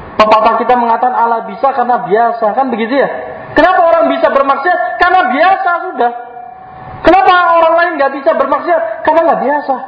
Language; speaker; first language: Indonesian; native; Indonesian